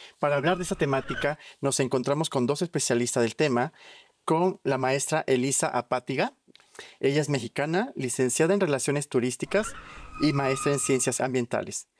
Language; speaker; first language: Spanish; native; Spanish